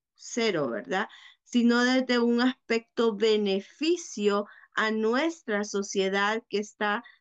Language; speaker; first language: Spanish; native; Spanish